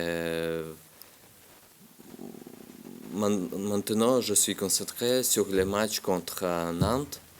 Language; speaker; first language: French; non-native, learner; Russian